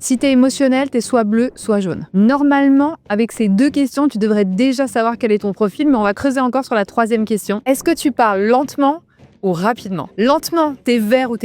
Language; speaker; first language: French; native; French